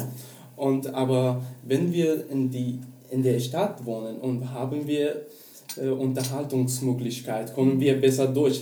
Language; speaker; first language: German; non-native, learner; Persian